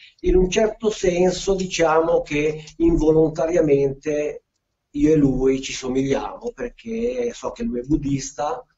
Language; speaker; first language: Italian; native; Italian